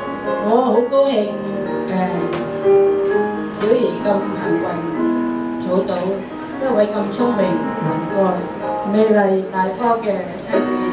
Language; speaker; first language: Cantonese; native; Cantonese